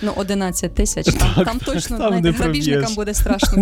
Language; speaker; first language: Ukrainian; native; Ukrainian